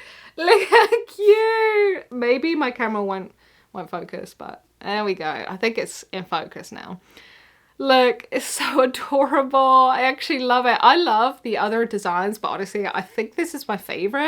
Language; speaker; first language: English; native; English